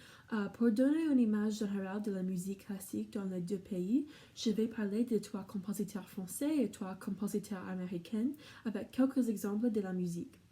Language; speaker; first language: French; non-native, learner; English